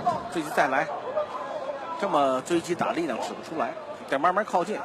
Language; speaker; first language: Chinese; native; Chinese